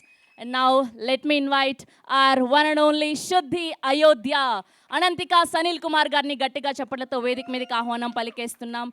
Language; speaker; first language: Telugu; native; Telugu